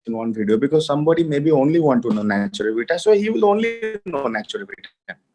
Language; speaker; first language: English; non-native, local second language; Hindi